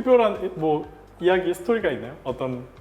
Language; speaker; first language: Korean; native; Korean